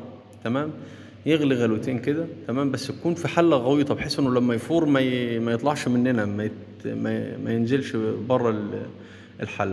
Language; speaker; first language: Arabic; native; Arabic